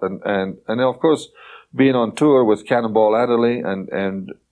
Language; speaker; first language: English; native; English